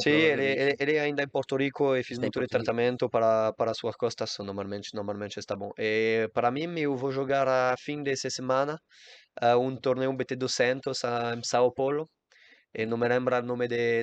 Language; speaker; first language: Portuguese; non-native, learner; French